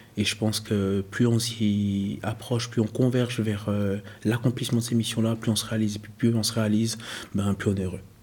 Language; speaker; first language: French; early bilingual, other home language; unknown